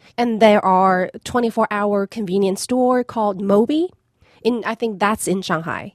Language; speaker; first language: English; non-native, fluent; Chinese